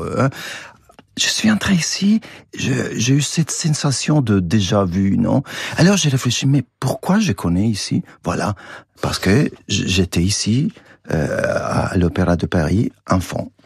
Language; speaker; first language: French; non-native, fluent; Italian